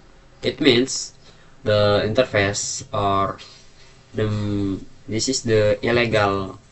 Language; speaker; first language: English; non-native, learner; Indonesian